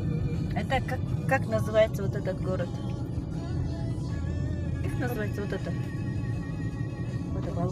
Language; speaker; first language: Russian; non-native, local second language; Kyrgyz